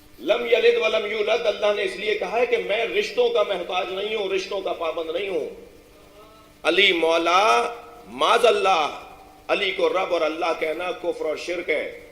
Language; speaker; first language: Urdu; non-native, local second language; Sindhi